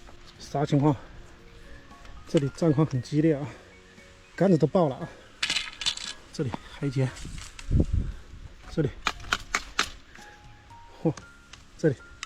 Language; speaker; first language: Chinese; native; Chinese